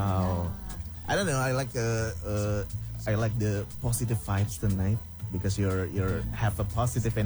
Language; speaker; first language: English; non-native, fluent; Indonesian